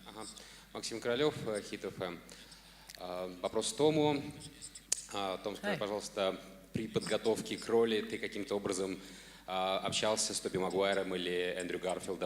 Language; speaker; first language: Russian; native; Russian